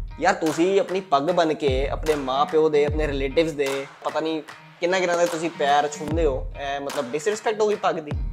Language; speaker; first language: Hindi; non-native, local second language; Punjabi